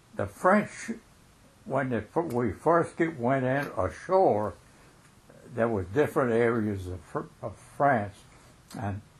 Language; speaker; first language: English; early bilingual, other home language; French